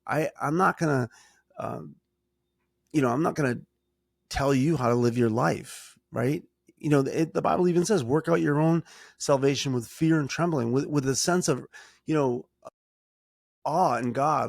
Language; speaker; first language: English; native; English